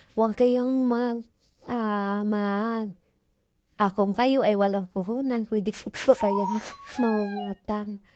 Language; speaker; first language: Filipino; non-native, local second language; Cebuano